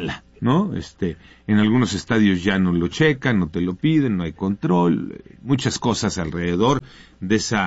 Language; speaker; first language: Spanish; native; Spanish